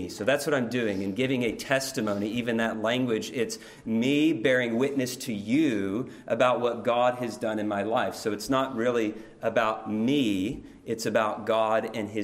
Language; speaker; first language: English; native; English